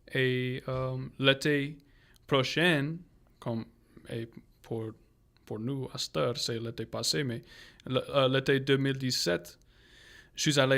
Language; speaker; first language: French; non-native, local second language; English